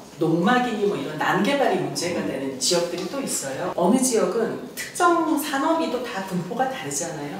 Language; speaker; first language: Korean; native; Korean